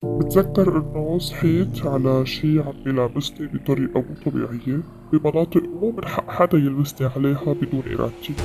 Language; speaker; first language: Arabic; native; Arabic